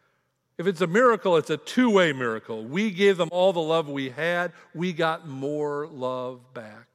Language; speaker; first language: English; native; English